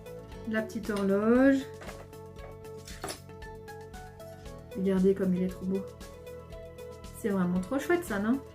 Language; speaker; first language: French; native; French